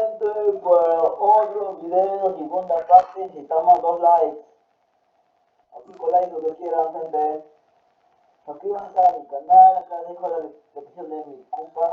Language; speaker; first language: Spanish; native; Spanish